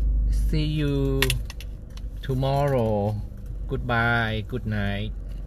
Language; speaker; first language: English; non-native, fluent; Thai